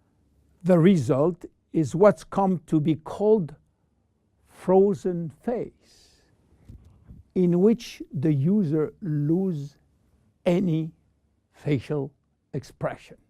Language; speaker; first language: English; non-native, fluent; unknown